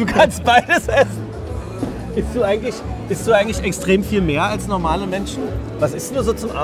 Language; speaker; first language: German; native; German